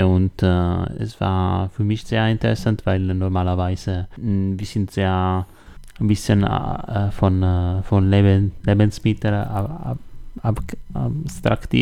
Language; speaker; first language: German; non-native, learner; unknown